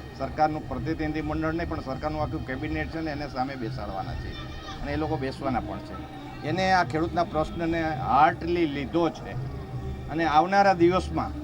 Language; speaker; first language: Gujarati; native; Gujarati